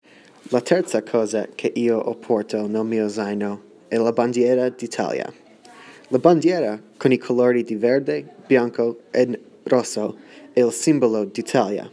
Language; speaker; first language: Italian; non-native, learner; English